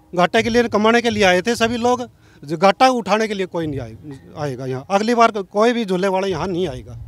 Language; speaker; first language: Hindi; non-native, local second language; Punjabi